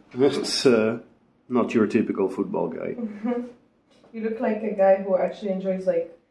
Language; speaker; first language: English; non-native, fluent; Italian